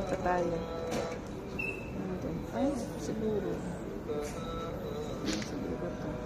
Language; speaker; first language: Filipino; native; Filipino